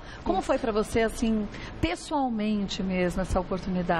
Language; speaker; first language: Portuguese; native; Portuguese